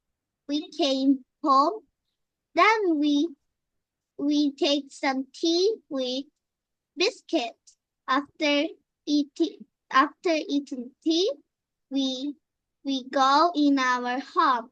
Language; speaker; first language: English; non-native, learner; Bangla